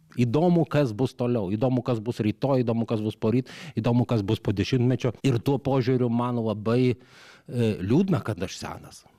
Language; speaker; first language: Lithuanian; native; Lithuanian